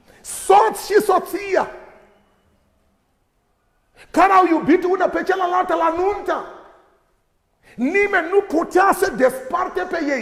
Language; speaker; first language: Romanian; non-native, learner; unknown